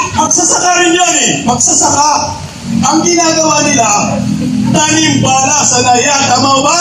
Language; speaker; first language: Filipino; non-native, local second language; Cebuano